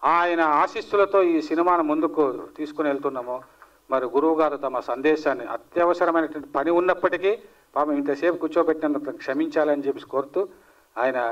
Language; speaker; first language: Telugu; native; Telugu